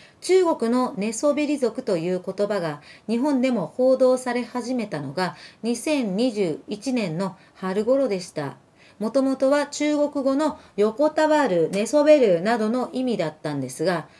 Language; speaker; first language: Japanese; early bilingual, other home language; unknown